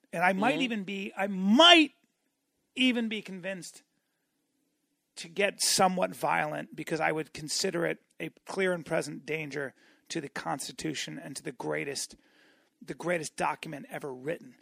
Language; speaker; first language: English; native; English